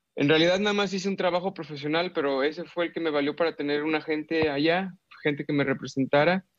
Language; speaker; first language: Spanish; native; Spanish